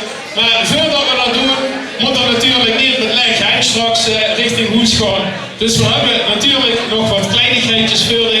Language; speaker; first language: Dutch; native; Dutch